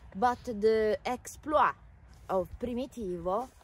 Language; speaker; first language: English; non-native, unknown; Italian